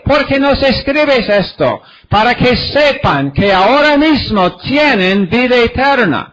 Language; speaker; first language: Spanish; non-native, fluent; English